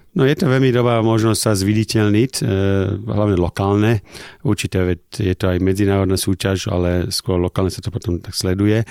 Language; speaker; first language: Slovak; early bilingual, heritage; German